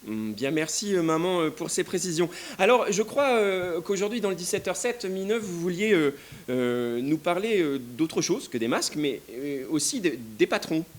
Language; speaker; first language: French; native; French